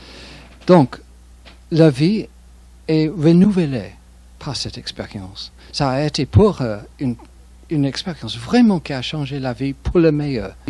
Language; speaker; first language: French; non-native, fluent; English